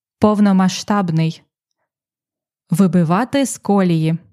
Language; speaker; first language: Ukrainian; native; Ukrainian